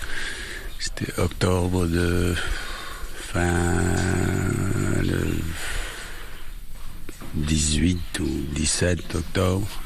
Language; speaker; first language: French; non-native, fluent; English